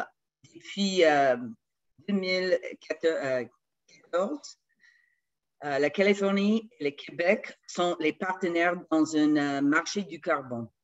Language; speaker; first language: French; non-native, fluent; English